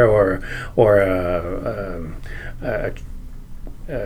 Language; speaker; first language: English; native; English